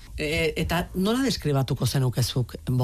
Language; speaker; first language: Basque; native; Basque